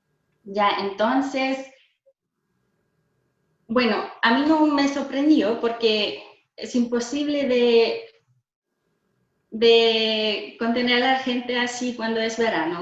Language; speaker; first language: Spanish; non-native, fluent; German